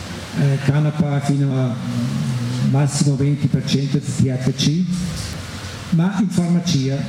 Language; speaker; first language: Italian; non-native, fluent; German